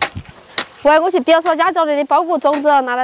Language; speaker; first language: Chinese; native; Chinese